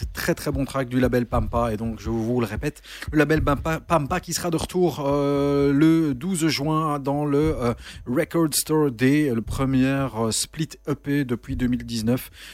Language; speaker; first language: French; native; French